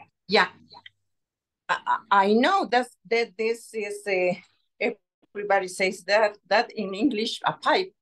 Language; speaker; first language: English; non-native, learner; Spanish